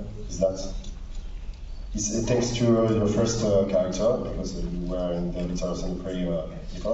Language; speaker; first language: English; non-native, learner; French